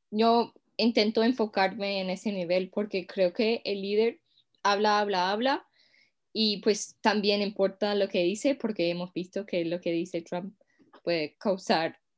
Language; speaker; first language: Spanish; non-native, fluent; English